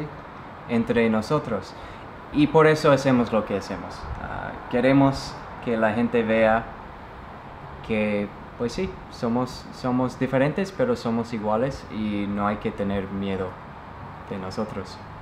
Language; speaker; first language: Spanish; non-native, fluent; English